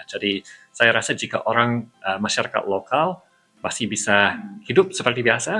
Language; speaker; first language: Indonesian; non-native, fluent; English